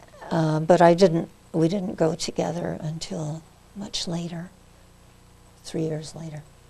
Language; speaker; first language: English; native; English